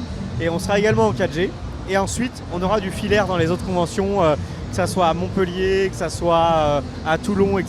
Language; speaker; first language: French; native; French